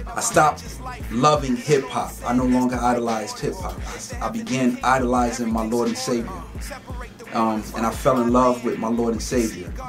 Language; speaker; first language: English; native; English